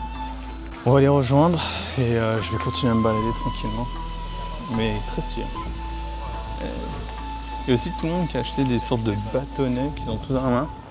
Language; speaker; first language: French; native; French